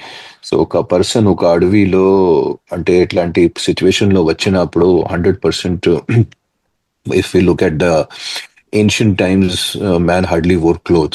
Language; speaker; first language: Telugu; non-native, fluent; Hindi